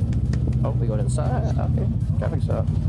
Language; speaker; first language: English; native; English